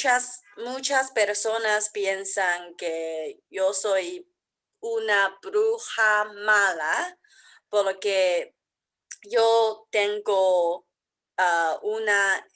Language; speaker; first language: Spanish; non-native, learner; English